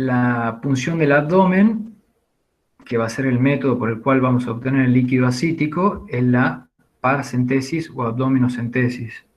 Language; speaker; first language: Spanish; native; Spanish